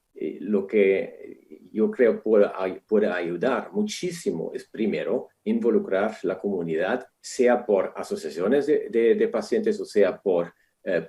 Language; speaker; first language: Spanish; non-native, fluent; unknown